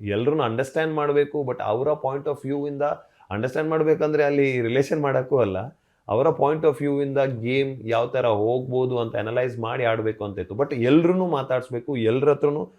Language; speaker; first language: Kannada; non-native, local second language; Tulu